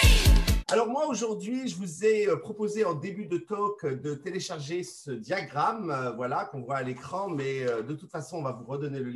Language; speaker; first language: French; native; French